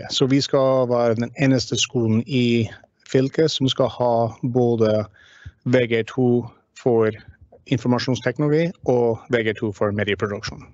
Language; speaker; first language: Norwegian; non-native, fluent; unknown